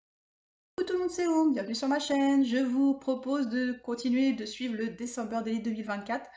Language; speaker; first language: French; native; French